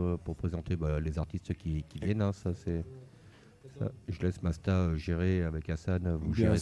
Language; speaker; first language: French; native; French